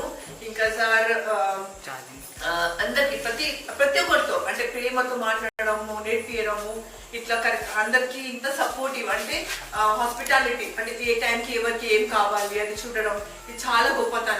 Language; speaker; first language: Telugu; non-native, fluent; Bangla